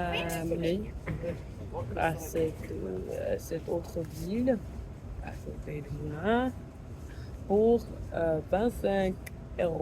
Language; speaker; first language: French; non-native, fluent; English